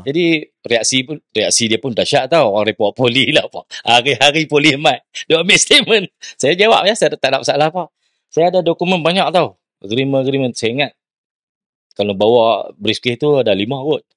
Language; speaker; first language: Malay; native; Malay